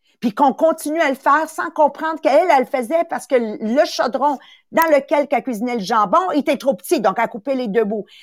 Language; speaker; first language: French; early bilingual, other home language; Italian